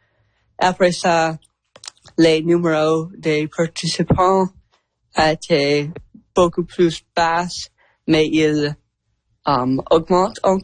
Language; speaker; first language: French; non-native, learner; English